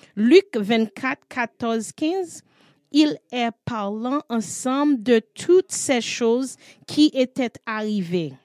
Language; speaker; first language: French; non-native, learner; English